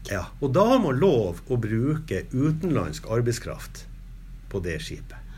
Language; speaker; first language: Norwegian; native; Norwegian